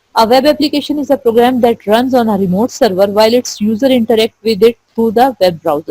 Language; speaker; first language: English; non-native, local second language; Urdu